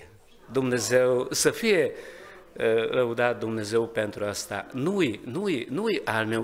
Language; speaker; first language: Romanian; non-native, learner; Hungarian